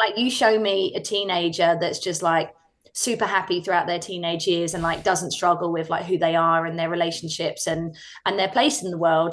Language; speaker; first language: English; native; English